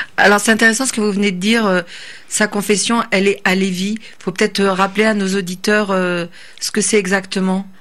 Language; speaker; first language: French; native; French